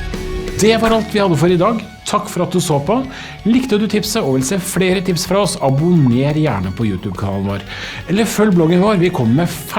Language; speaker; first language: Norwegian; native; Norwegian